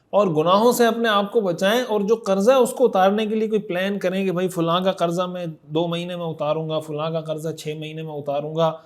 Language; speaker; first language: Urdu; native; Urdu